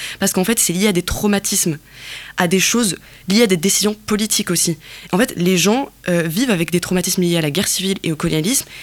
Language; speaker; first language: French; non-native, local second language; Kabyle